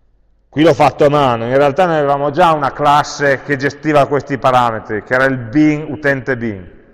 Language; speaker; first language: Italian; native; Italian